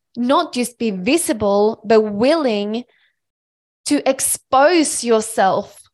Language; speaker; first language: English; non-native, fluent; Swedish